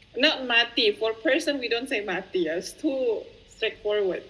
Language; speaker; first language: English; non-native, fluent; Indonesian